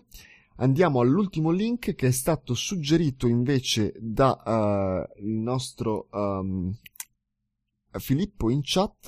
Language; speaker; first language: Italian; native; Italian